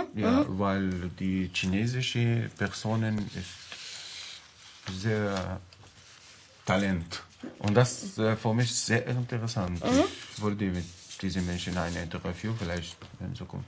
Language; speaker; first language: German; non-native, learner; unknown